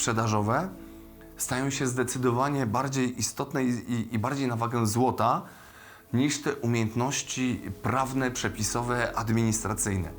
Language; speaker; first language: Polish; native; Polish